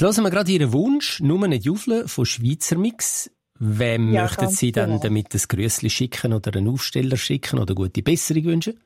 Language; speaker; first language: German; native; German